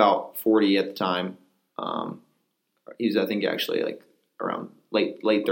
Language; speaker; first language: English; native; English